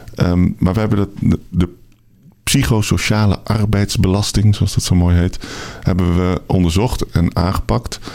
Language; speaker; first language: Dutch; native; Dutch